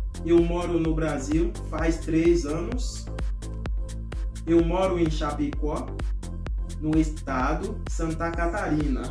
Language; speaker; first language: Portuguese; non-native, learner; Haitian Creole